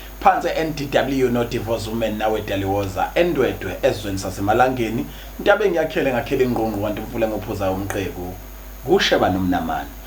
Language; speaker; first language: Zulu; native; Zulu